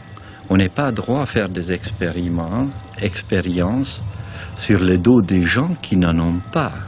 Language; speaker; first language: French; non-native, fluent; Hungarian